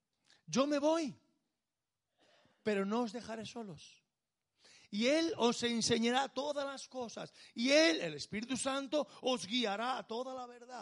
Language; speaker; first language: Spanish; native; Spanish